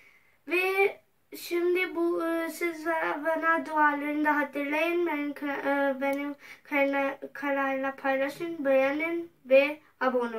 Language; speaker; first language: Turkish; non-native, learner; Urdu